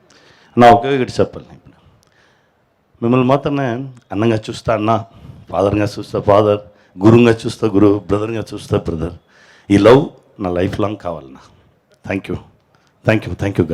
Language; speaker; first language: Telugu; non-native, learner; Tamil